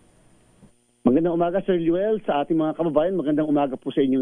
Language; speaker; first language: Filipino; native; Filipino